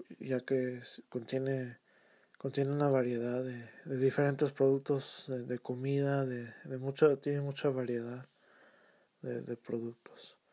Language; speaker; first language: Spanish; early bilingual, heritage; Spanish